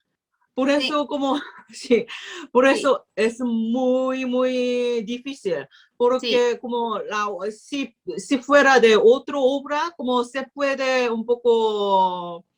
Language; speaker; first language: Spanish; non-native, learner; Korean